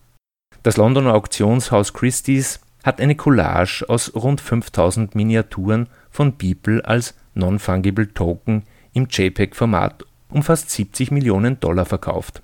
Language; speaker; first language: German; native; German